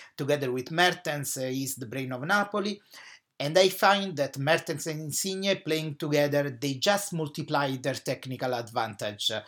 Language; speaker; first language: English; non-native, fluent; Italian